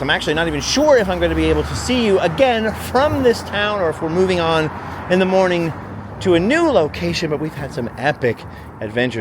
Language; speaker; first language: English; native; English